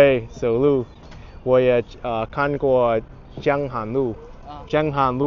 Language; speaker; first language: Chinese; non-native, learner; English